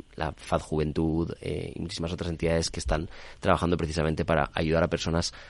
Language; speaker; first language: Spanish; native; Spanish